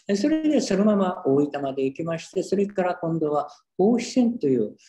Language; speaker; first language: Japanese; native; Japanese